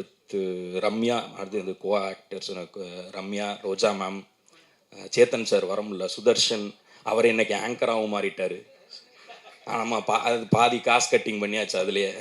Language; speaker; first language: Tamil; native; Tamil